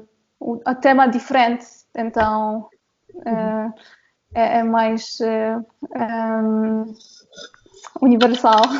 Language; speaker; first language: Portuguese; non-native, fluent; Polish